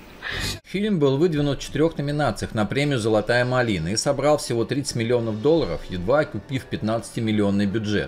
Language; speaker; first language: Russian; native; Russian